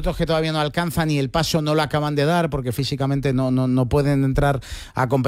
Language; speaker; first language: Spanish; native; Spanish